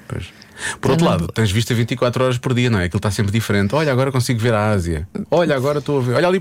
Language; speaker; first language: Portuguese; native; Portuguese